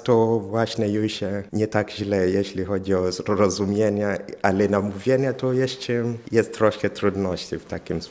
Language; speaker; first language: Polish; non-native, learner; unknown